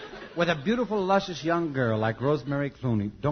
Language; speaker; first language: English; native; English